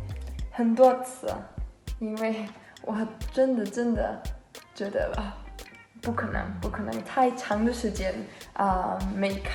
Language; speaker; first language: Chinese; non-native, learner; German